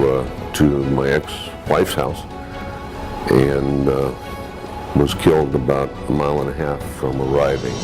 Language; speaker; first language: English; native; English